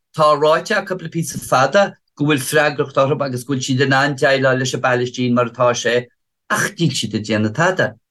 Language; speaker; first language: Irish; native; Irish